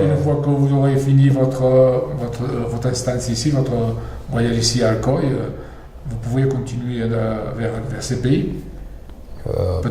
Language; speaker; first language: French; non-native, fluent; Spanish